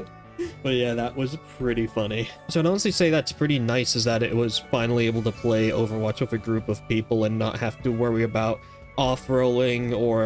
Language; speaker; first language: English; native; English